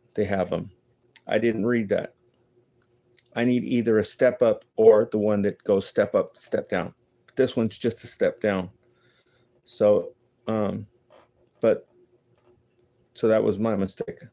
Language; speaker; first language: English; native; English